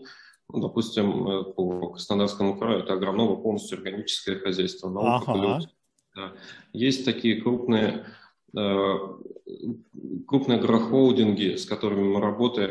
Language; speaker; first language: Russian; native; Russian